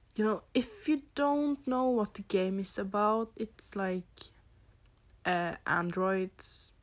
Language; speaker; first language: English; non-native, fluent; Norwegian